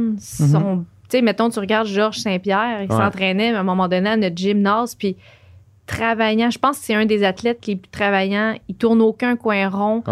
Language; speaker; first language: French; native; French